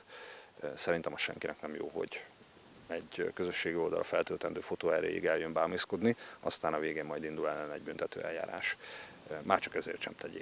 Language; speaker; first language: Hungarian; native; Hungarian